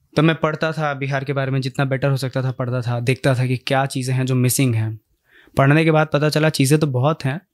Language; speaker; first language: Hindi; native; Hindi